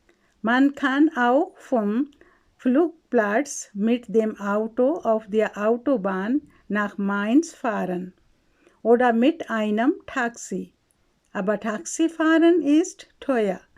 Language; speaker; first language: German; non-native, fluent; Urdu